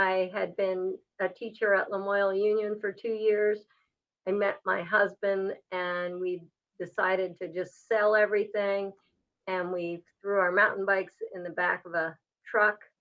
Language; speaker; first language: English; native; English